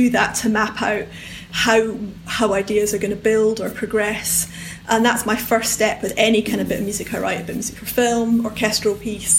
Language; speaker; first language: English; native; English